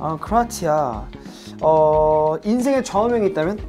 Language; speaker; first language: Korean; native; Korean